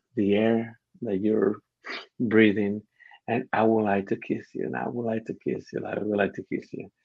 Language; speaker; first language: English; non-native, fluent; Spanish